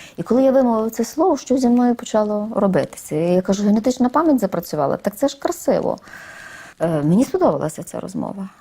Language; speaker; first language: Ukrainian; native; Ukrainian